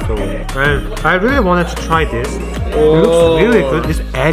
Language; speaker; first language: English; non-native, fluent; Korean